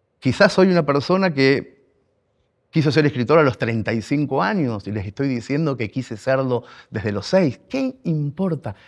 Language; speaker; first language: Spanish; native; Spanish